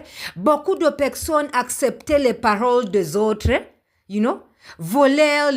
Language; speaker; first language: French; non-native, learner; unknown